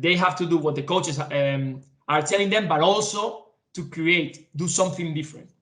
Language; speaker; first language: English; non-native, fluent; Spanish